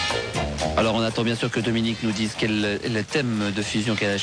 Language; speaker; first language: French; native; French